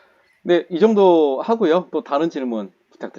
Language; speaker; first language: Korean; native; Korean